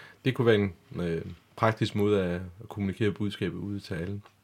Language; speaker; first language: Danish; non-native, fluent; Turkish